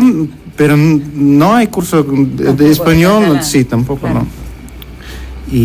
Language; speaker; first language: Spanish; non-native, learner; Russian